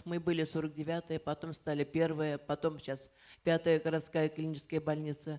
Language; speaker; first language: Russian; native; Russian